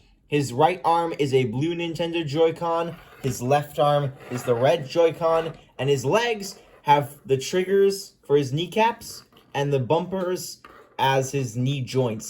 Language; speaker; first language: English; native; English